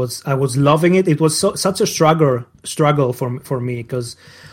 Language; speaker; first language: English; non-native, fluent; Greek